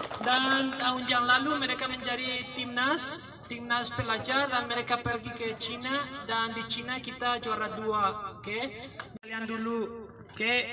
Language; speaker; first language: Indonesian; non-native, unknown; Spanish